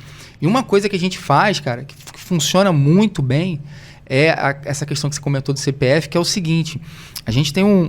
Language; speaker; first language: Portuguese; native; Portuguese